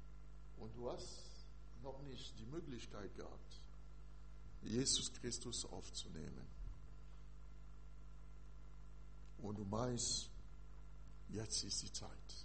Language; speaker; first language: German; non-native, learner; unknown